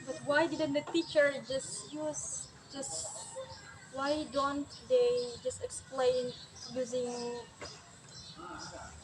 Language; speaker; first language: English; non-native, learner; Indonesian